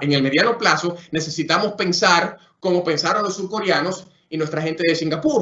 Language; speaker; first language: Spanish; native; Spanish